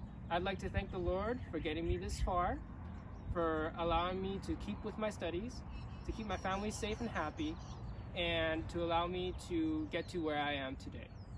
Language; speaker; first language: English; early bilingual, other home language; Chinese